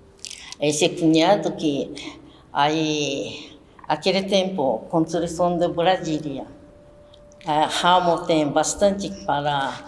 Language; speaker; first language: Portuguese; early bilingual, other home language; Japanese